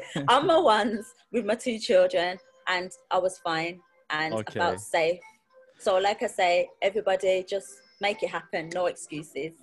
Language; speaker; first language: English; native; English